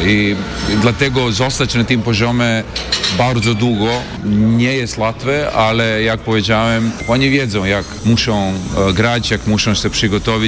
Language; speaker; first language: Polish; non-native, fluent; Serbian